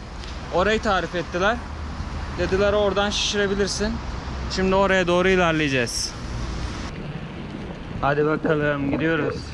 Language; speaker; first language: Turkish; native; Turkish